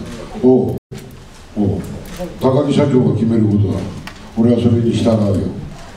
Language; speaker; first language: Japanese; native; Japanese